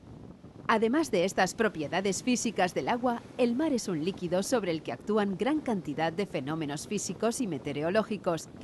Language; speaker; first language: Spanish; native; Spanish